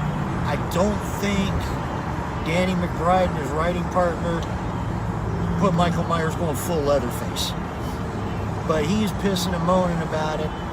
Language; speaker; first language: English; native; English